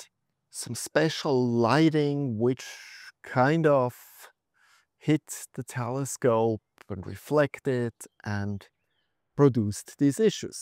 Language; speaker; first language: English; non-native, fluent; German